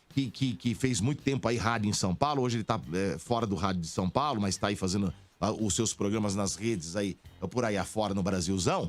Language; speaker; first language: Portuguese; native; Portuguese